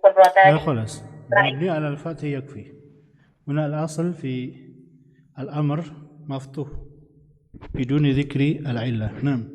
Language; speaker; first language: Arabic; non-native, fluent; Indonesian